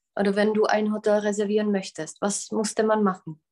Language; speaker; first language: German; non-native, fluent; Czech